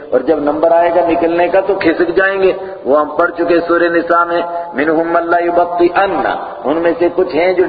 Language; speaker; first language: Urdu; non-native, local second language; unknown